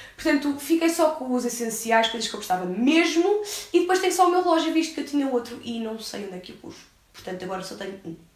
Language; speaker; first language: Portuguese; early bilingual, heritage; English